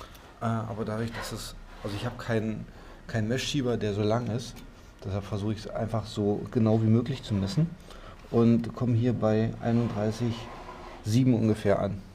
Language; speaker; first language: German; native; German